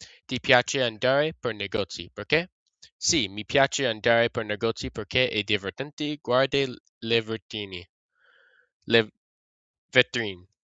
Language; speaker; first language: Italian; non-native, learner; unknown